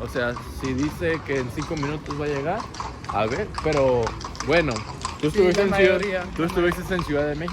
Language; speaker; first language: Spanish; native; Spanish